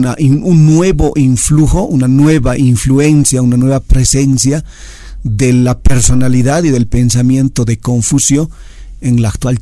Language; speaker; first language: Spanish; native; Spanish